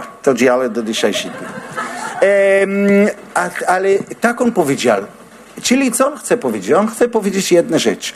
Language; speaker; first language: Polish; non-native, learner; Hebrew